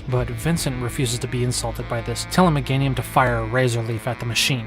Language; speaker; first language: English; native; English